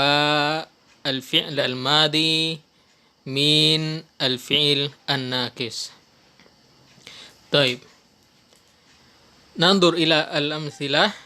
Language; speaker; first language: Arabic; non-native, fluent; Indonesian